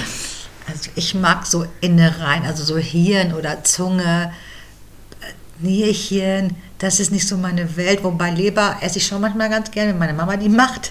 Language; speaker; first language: German; native; German